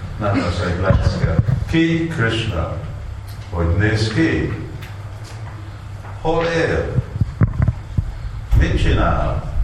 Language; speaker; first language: Hungarian; non-native, learner; Russian